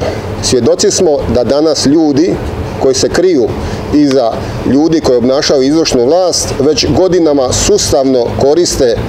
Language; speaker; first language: Serbian; native; Serbian